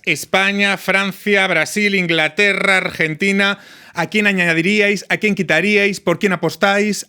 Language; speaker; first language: Spanish; native; Spanish